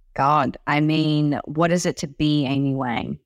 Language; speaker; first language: English; non-native, local second language; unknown